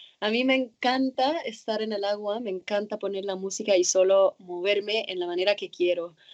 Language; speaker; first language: Spanish; non-native, fluent; Arabic